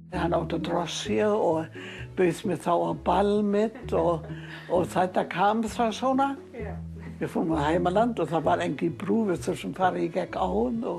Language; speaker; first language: Icelandic; non-native, fluent; German